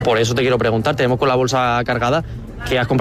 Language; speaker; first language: Spanish; native; Spanish